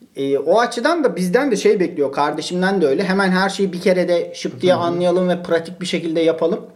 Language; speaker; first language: Turkish; native; Turkish